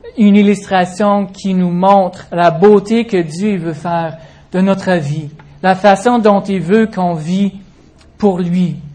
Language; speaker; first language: French; non-native, fluent; English